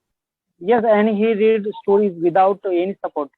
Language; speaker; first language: English; non-native, learner; Marathi